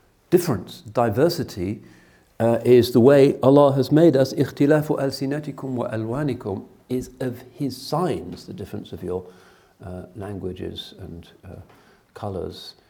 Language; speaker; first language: English; native; English